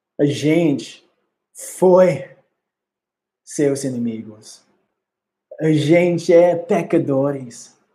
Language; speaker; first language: Portuguese; non-native, learner; English